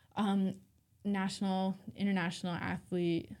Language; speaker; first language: English; native; English